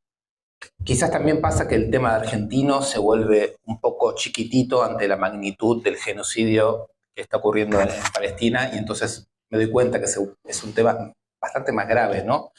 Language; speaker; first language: Spanish; native; Spanish